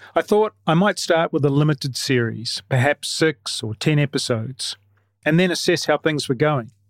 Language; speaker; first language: English; native; English